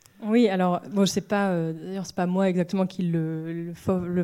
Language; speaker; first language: French; native; French